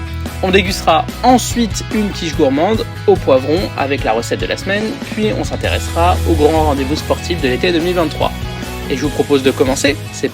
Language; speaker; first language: French; native; French